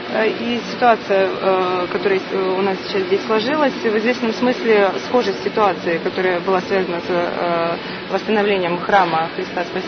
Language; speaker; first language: Russian; native; Russian